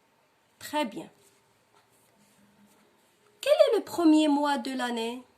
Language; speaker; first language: French; non-native, local second language; Arabic